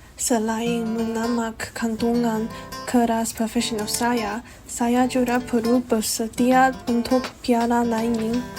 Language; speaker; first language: Malay; non-native, learner; Chinese